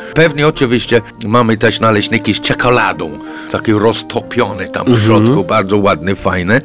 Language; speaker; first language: Polish; non-native, fluent; English